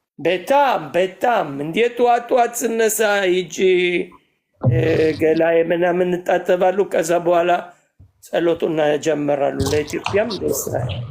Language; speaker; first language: Amharic; non-native, fluent; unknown